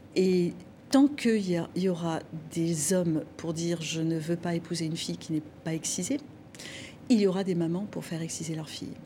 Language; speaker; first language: French; non-native, local second language; Arabic